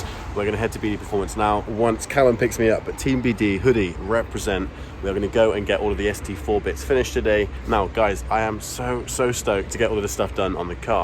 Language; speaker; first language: English; native; English